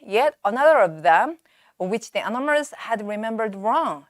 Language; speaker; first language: English; non-native, fluent; Korean